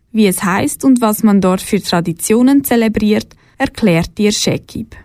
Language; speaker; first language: German; native; German